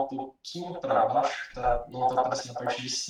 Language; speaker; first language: Portuguese; native; Portuguese